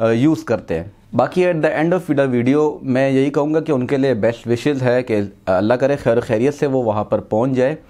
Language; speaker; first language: Urdu; non-native, local second language; Punjabi